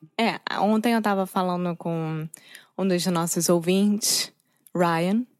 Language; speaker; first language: Portuguese; native; Portuguese